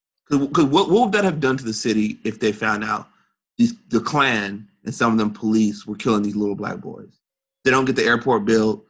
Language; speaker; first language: English; native; English